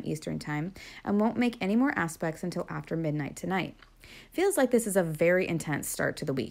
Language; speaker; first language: English; native; English